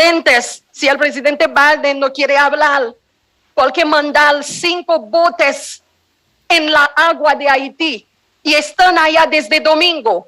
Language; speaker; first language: Spanish; non-native, fluent; Haitian Creole